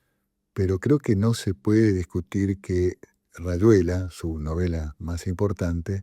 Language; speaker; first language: Spanish; native; Spanish